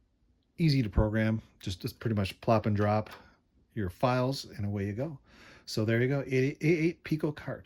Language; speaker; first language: English; native; English